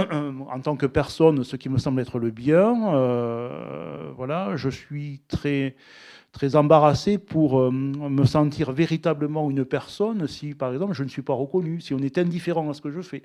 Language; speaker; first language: French; native; French